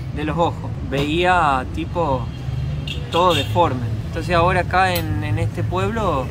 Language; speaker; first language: Spanish; native; Spanish